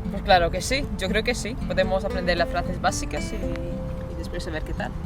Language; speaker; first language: Spanish; non-native, fluent; Latvian